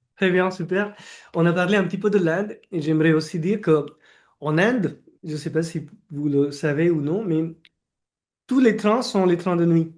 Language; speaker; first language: French; non-native, fluent; Marathi